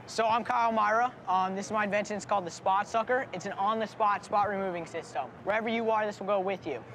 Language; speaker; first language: English; native; English